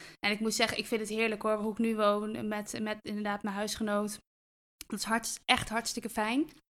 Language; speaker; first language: Dutch; native; Dutch